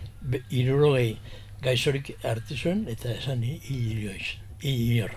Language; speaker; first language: Basque; early bilingual, heritage; Basque